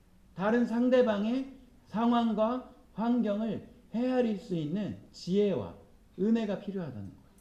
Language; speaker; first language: Korean; native; Korean